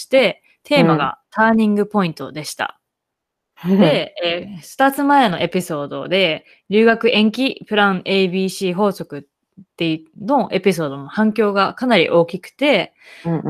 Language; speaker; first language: Japanese; native; Japanese